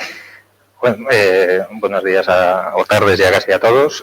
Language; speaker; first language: Spanish; native; Spanish